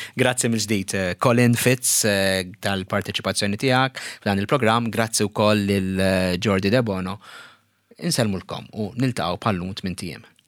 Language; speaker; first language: Maltese; native; Maltese